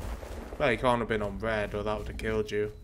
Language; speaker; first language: English; native; English